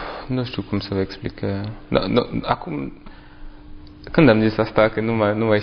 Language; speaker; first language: Romanian; non-native, learner; French